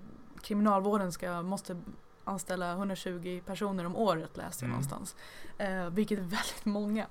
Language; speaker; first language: Swedish; native; Swedish